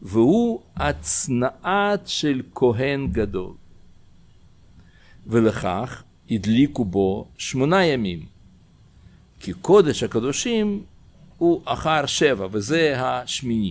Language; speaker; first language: Hebrew; non-native, fluent; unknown